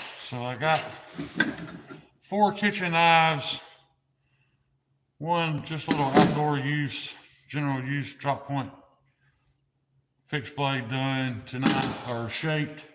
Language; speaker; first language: English; native; English